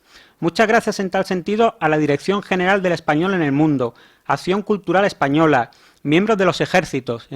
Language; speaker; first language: Spanish; native; Spanish